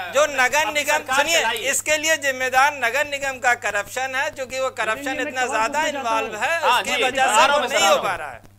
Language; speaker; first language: Hindi; native; Hindi